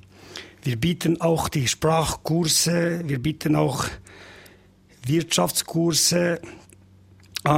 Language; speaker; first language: German; non-native, learner; Albanian